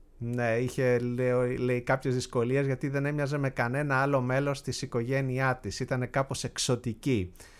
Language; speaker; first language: Greek; native; Greek